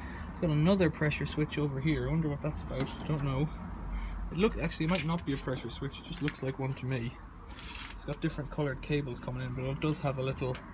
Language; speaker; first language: English; native; English